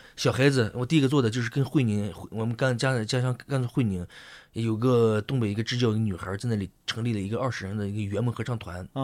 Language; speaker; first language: Chinese; native; Chinese